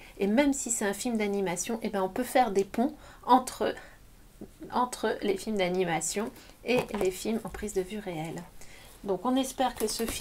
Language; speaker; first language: French; native; French